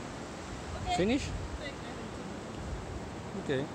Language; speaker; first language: English; non-native, learner; Spanish